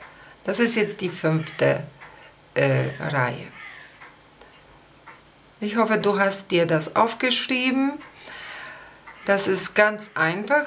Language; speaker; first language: German; non-native, fluent; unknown